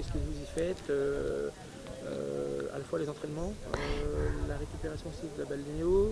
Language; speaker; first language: French; native; French